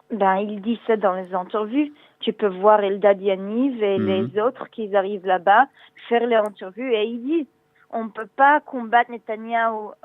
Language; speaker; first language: French; non-native, learner; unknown